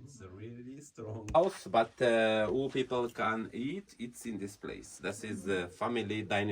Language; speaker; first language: English; non-native, learner; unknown